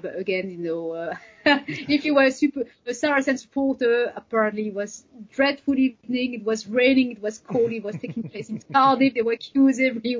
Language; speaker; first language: English; non-native, fluent; French